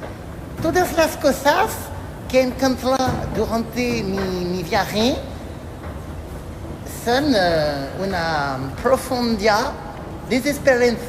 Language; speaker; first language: Spanish; non-native, learner; French